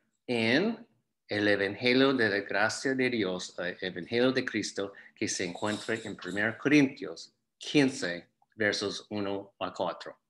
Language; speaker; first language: Spanish; non-native, fluent; English